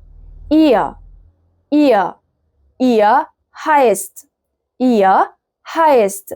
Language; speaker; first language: German; non-native, fluent; Arabic